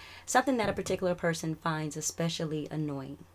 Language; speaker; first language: English; native; English